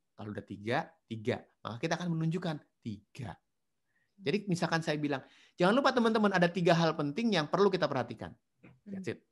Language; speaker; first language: Indonesian; native; Indonesian